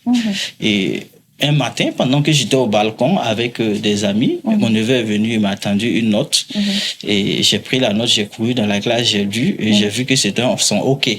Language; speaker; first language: French; non-native, local second language; Mossi